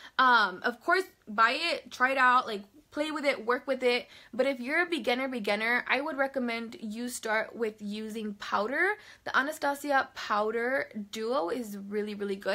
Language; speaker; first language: English; early bilingual, other home language; Spanish